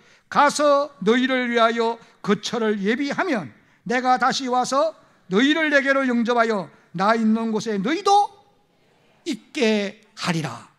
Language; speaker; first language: Korean; native; Korean